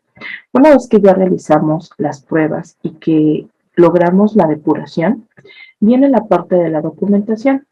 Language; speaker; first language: Spanish; native; Spanish